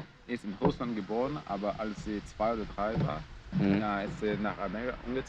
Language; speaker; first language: German; non-native, fluent; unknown